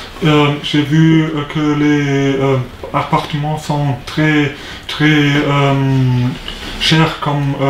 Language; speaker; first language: French; non-native, learner; German